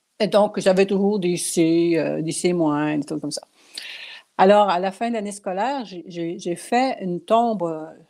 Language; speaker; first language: French; non-native, local second language; Cree